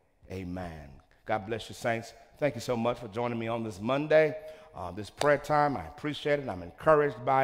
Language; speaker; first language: English; native; English